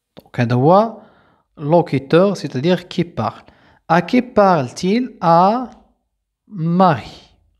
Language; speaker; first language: French; non-native, local second language; Arabic